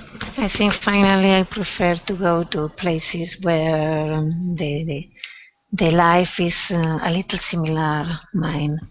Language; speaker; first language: English; non-native, learner; Spanish